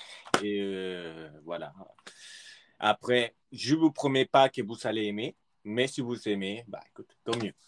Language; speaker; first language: French; early bilingual, other home language; Spanish